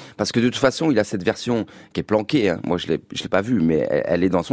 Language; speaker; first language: French; native; French